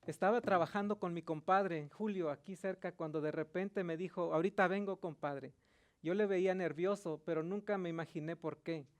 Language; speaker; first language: Spanish; early bilingual, heritage; Spanish